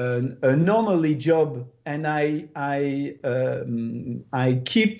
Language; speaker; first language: English; non-native, learner; French